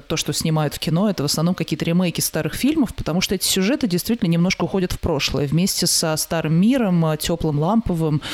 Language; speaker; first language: Russian; native; Russian